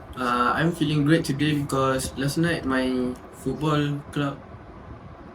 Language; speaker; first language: English; non-native, learner; Malay